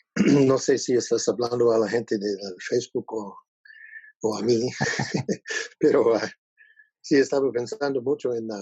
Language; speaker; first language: Spanish; non-native, learner; English